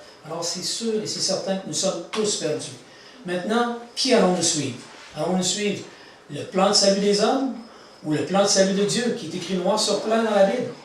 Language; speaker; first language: French; native; French